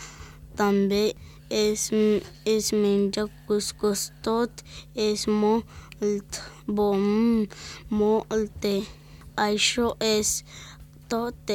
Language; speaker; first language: Catalan; non-native, learner; Arabic